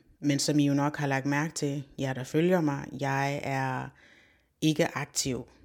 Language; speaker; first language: Danish; early bilingual, other home language; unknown